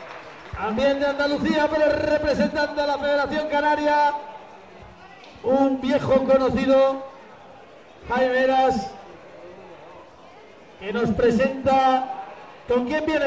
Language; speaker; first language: Spanish; native; Spanish